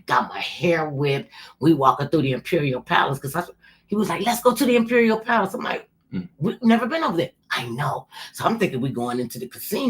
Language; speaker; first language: English; native; English